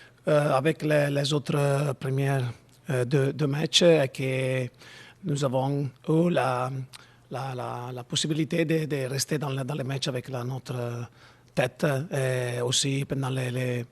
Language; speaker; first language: French; non-native, learner; Italian